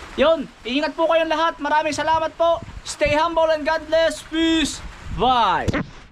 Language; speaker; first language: Filipino; native; Filipino